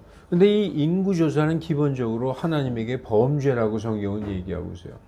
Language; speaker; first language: Korean; native; Korean